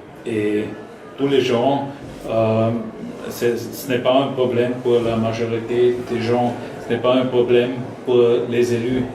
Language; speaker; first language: French; non-native, learner; German